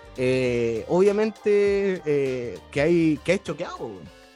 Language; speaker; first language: Spanish; native; Spanish